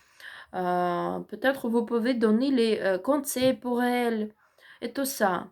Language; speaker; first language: French; non-native, learner; Ukrainian